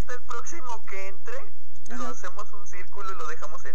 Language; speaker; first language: Spanish; native; Spanish